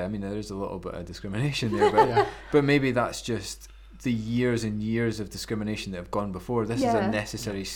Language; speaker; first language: English; native; English